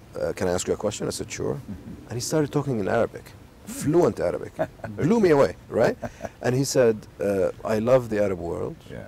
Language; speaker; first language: English; non-native, fluent; Arabic